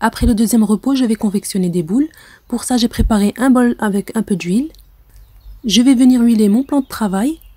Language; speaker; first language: French; non-native, local second language; Arabic